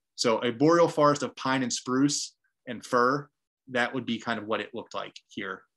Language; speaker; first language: English; native; English